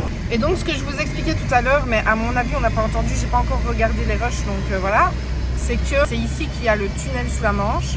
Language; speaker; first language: French; native; French